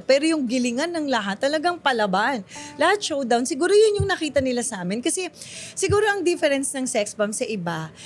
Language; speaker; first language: Filipino; native; Filipino